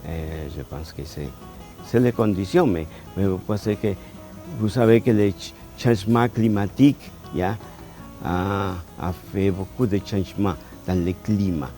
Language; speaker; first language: French; non-native, fluent; Spanish